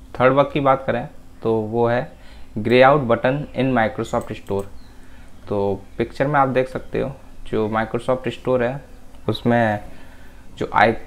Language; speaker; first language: Hindi; native; Hindi